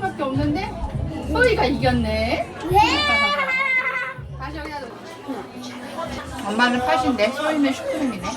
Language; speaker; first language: Korean; native; Korean